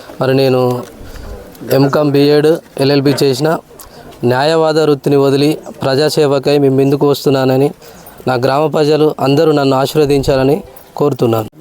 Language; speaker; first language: Telugu; native; Telugu